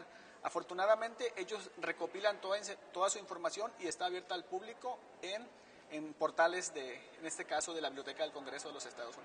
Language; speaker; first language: Spanish; native; Spanish